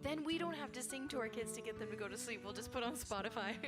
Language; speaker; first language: English; native; English